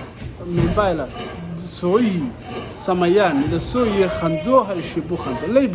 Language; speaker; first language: Chinese; non-native, learner; Somali